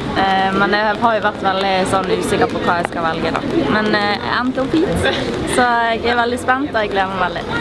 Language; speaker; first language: Norwegian; native; Norwegian